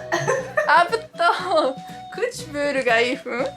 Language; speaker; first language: Hindi; non-native, learner; Japanese